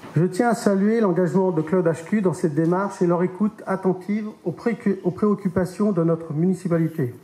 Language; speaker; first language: French; native; French